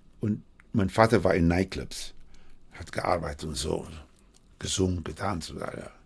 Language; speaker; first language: German; non-native, fluent; Spanish